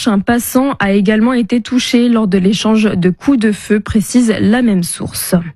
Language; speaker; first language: French; native; French